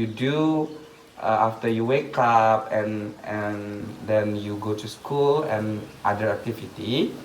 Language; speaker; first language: English; non-native, learner; Indonesian